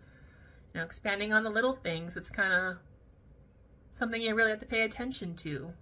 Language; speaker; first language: English; native; English